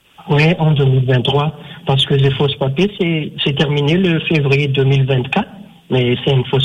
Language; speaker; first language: French; non-native, learner; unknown